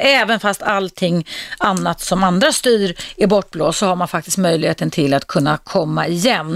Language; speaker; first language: Swedish; native; Swedish